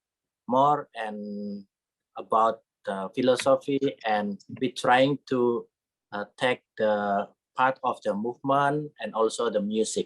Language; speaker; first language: English; non-native, learner; Indonesian